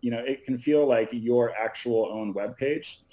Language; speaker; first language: English; native; English